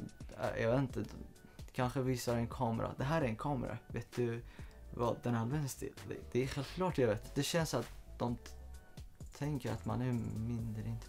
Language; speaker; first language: Swedish; non-native, fluent; Persian